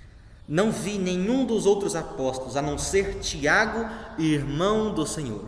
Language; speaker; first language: Portuguese; native; Portuguese